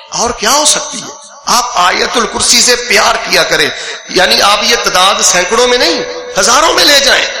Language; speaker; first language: Urdu; non-native, local second language; Punjabi